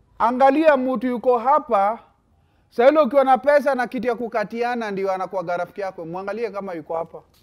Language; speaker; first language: Swahili; native; Swahili